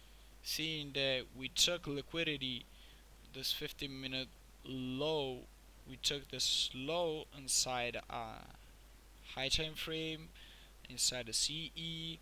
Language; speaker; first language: English; non-native, fluent; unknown